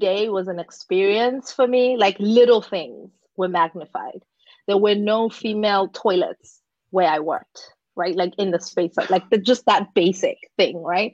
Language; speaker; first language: English; non-native, local second language; Xhosa